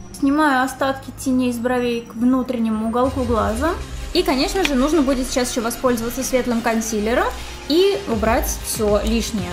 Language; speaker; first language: Russian; native; Russian